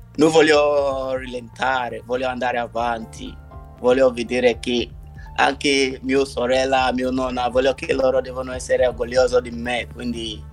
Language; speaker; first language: Italian; non-native, learner; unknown